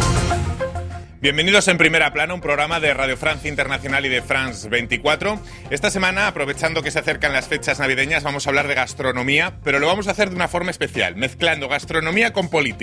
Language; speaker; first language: Spanish; native; Spanish